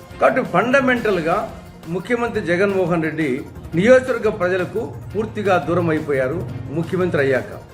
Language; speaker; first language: Telugu; native; Telugu